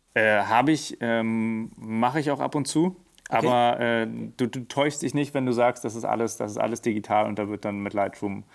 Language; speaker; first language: German; native; German